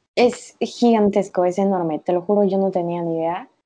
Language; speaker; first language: Spanish; native; Spanish